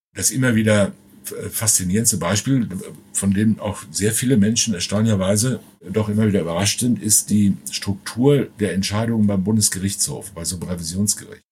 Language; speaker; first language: German; native; German